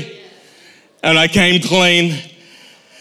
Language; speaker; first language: English; native; English